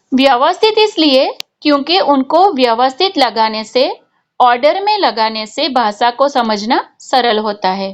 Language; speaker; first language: Hindi; non-native, local second language; Gujarati